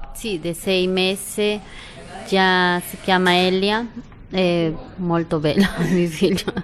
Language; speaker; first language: Italian; non-native, learner; Spanish